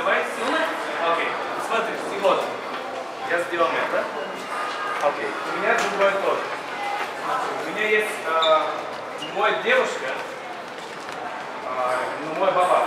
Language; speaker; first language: Russian; non-native, learner; Bulgarian